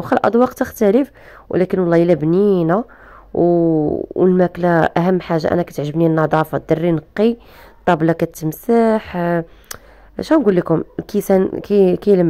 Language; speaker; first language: Arabic; native; Arabic